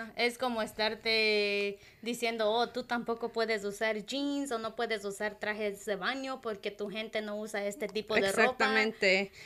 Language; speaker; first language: Spanish; non-native, local second language; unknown